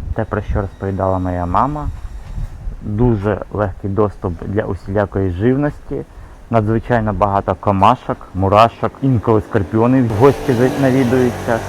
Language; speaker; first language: Ukrainian; native; Ukrainian